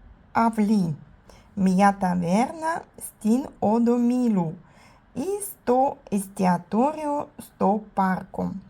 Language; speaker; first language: Greek; non-native, learner; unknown